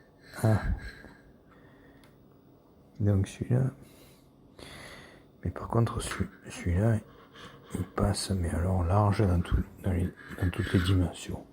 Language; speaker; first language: French; native; French